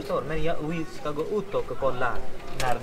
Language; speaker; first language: Swedish; non-native, fluent; Urdu